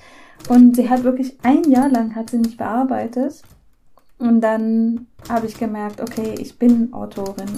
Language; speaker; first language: German; early bilingual, other home language; Persian